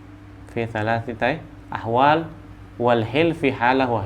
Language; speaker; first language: Arabic; non-native, fluent; Malay